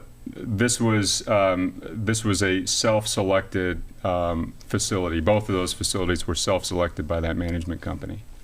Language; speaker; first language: English; native; English